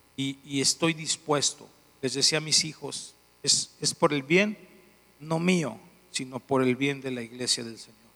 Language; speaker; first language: Spanish; native; Spanish